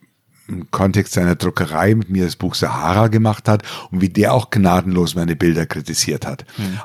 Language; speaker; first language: German; native; German